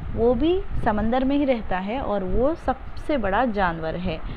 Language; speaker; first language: Hindi; non-native, local second language; Kannada